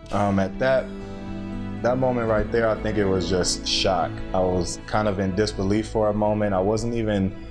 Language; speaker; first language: English; native; English